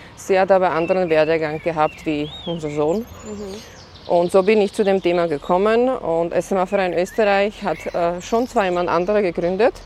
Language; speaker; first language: German; non-native, fluent; Slovak